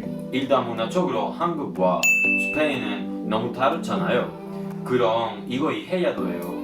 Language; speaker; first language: Korean; non-native, learner; Spanish